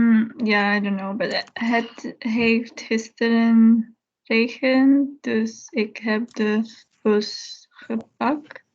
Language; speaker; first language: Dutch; non-native, learner; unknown